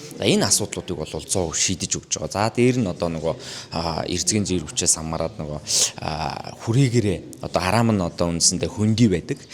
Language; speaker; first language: Mongolian; native; Mongolian